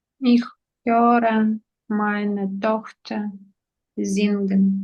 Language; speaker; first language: German; non-native, learner; Ukrainian